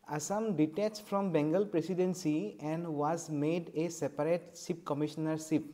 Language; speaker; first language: English; non-native, local second language; Assamese